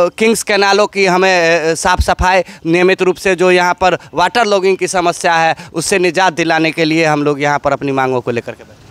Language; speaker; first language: Hindi; native; Hindi